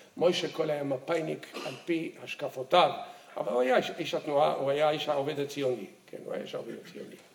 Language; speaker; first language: Hebrew; early bilingual, other home language; Arabic